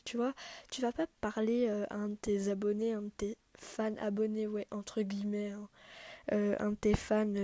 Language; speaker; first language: French; native; French